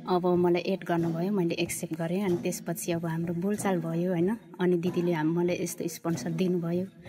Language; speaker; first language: Nepali; non-native, local second language; Limbu